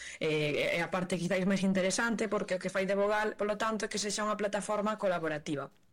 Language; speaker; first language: Galician; native; Galician